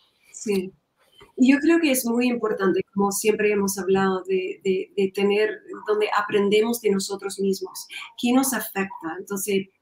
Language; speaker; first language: Spanish; non-native, learner; English